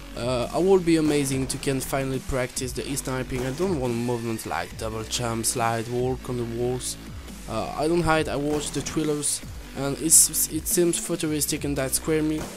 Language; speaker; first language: English; non-native, learner; French